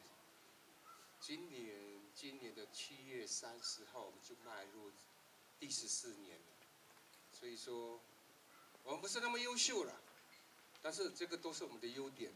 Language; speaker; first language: Chinese; native; Chinese